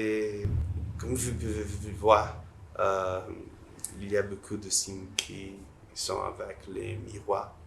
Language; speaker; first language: French; non-native, learner; Portuguese